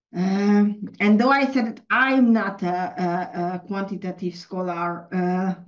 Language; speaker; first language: English; non-native, fluent; Hungarian